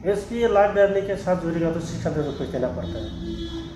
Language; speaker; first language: Hindi; non-native, local second language; Bodo